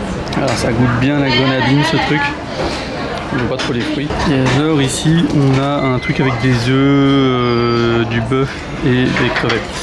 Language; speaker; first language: French; native; French